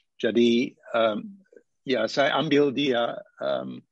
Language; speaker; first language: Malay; non-native, fluent; English